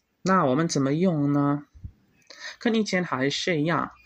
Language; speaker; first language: Chinese; non-native, learner; Indonesian